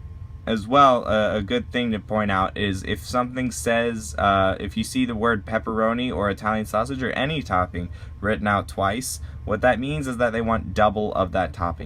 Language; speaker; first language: English; native; English